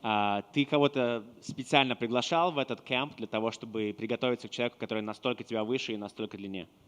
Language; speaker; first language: Russian; native; Russian